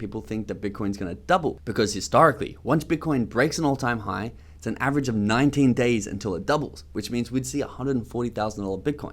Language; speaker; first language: English; native; English